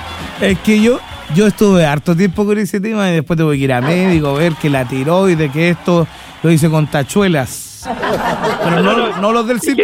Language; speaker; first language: Spanish; native; Spanish